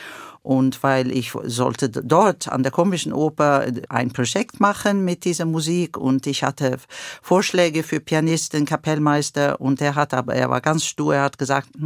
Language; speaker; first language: German; non-native, fluent; Swedish